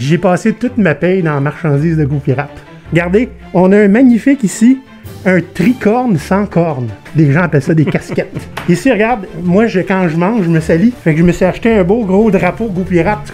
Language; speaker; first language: French; native; French